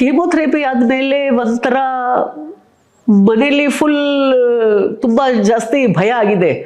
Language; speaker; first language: Kannada; non-native, local second language; Hindi